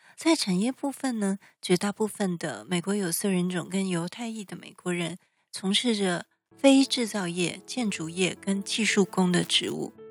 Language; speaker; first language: Chinese; native; Chinese